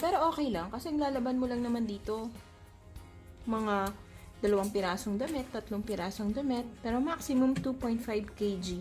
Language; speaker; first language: Filipino; native; Filipino